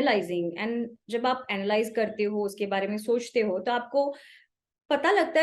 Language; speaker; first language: Hindi; non-native, local second language; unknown